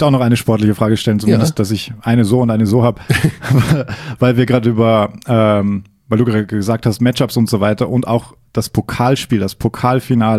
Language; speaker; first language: German; native; German